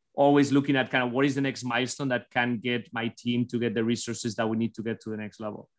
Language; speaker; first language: English; non-native, fluent; Spanish